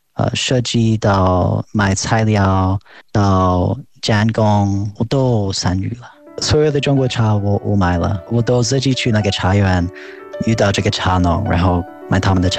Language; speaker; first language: Chinese; non-native, fluent; English